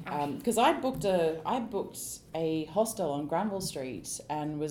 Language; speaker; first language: English; native; English